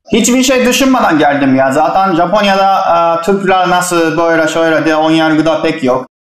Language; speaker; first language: Turkish; non-native, fluent; Japanese